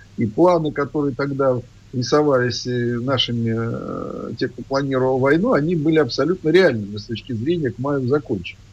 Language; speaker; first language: Russian; native; Russian